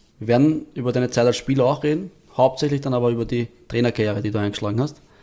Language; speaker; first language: German; native; German